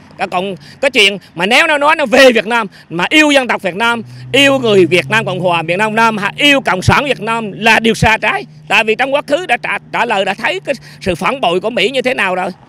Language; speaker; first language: Vietnamese; native; Vietnamese